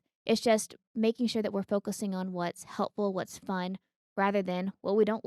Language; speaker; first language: English; native; English